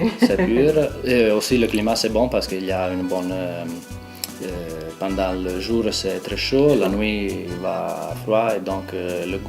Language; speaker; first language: French; non-native, local second language; Italian